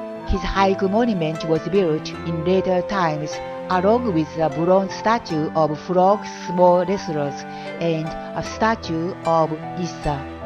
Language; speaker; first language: English; non-native, fluent; Japanese